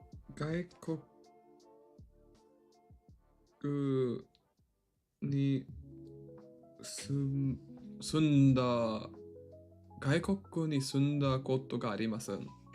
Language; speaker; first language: Japanese; non-native, learner; Swedish